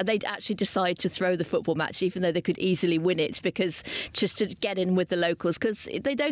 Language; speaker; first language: English; native; English